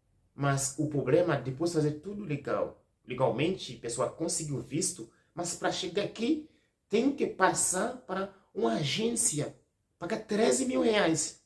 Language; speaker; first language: Portuguese; non-native, learner; Haitian Creole